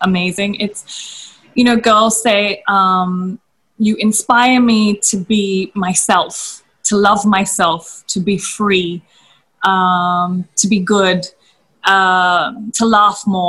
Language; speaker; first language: English; native; English